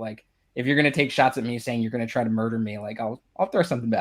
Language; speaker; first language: English; native; English